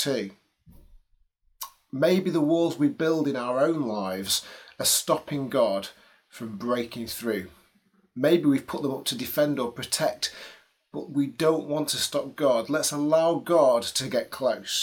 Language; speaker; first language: English; native; English